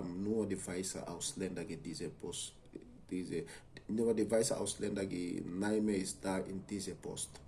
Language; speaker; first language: German; non-native, learner; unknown